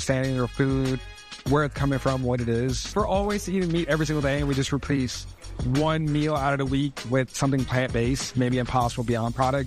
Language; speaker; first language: English; native; English